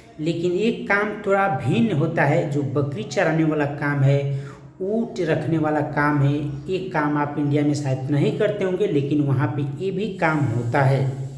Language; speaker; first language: Hindi; native; Hindi